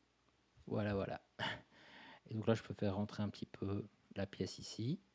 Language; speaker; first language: French; native; French